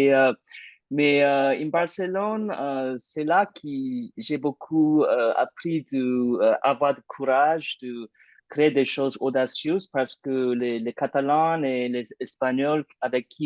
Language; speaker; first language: French; non-native, fluent; English